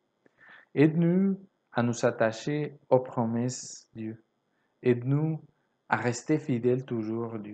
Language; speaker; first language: French; non-native, fluent; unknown